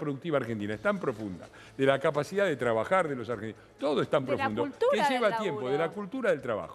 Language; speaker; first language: Spanish; native; Spanish